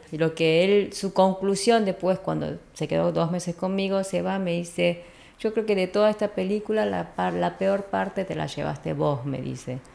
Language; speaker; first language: Spanish; early bilingual, other home language; Korean